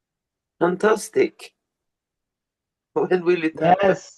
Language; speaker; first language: English; non-native, learner; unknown